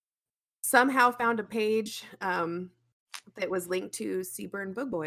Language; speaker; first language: English; native; English